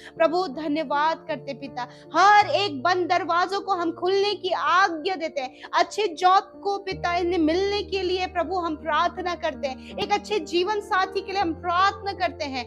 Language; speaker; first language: Hindi; native; Hindi